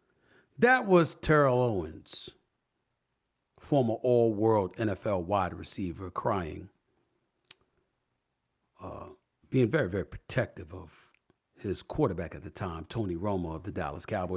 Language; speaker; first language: English; native; English